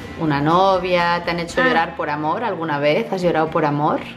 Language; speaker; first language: Spanish; native; Spanish